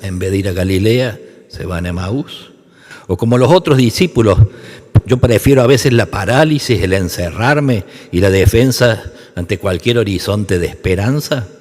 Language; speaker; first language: Spanish; native; Spanish